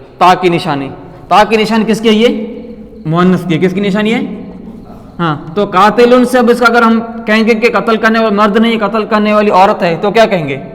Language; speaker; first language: Urdu; native; Urdu